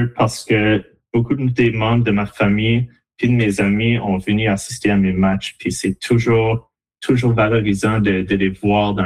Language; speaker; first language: French; native; French